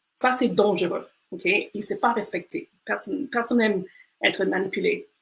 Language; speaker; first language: French; non-native, fluent; English